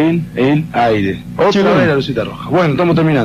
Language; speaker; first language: Spanish; native; Spanish